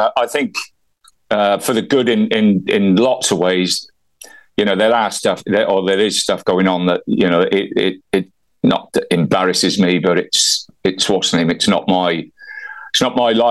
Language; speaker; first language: English; native; English